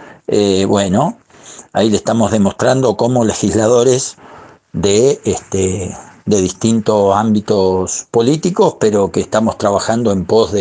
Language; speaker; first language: Spanish; native; Spanish